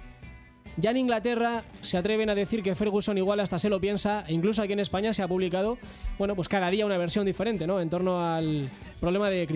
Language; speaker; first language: Spanish; native; Spanish